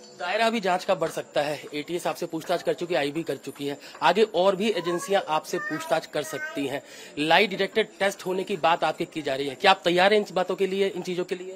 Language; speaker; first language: Hindi; native; Hindi